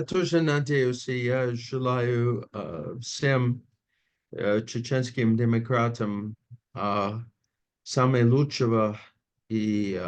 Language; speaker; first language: Russian; non-native, fluent; English